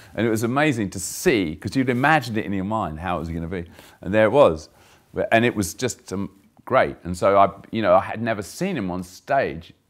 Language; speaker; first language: English; native; English